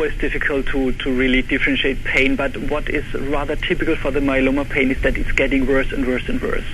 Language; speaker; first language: English; non-native, fluent; German